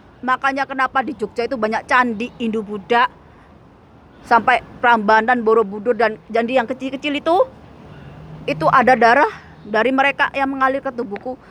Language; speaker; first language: Indonesian; non-native, local second language; Javanese